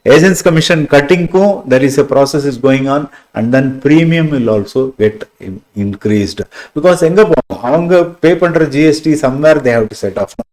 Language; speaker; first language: English; non-native, local second language; Tamil